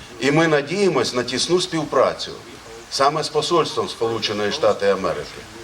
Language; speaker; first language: Ukrainian; native; Ukrainian